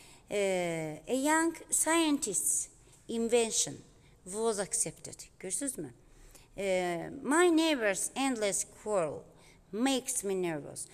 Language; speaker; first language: English; non-native, fluent; Azerbaijani